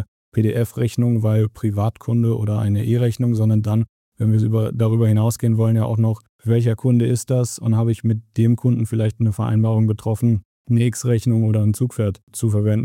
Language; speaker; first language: German; native; German